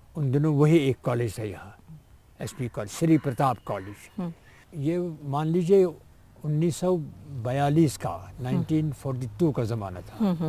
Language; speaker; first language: Urdu; non-native, local second language; Kashmiri